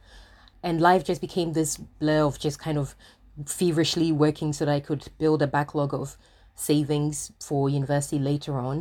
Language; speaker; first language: English; non-native, local second language; Akan